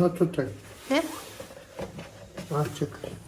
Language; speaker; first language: Polish; non-native, learner; Turkish